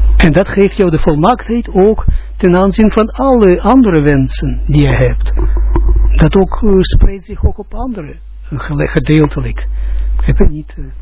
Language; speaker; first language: Dutch; non-native, fluent; Russian